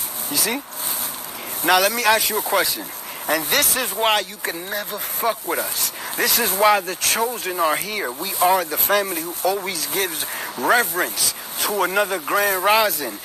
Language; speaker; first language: English; early bilingual, other home language; Spanish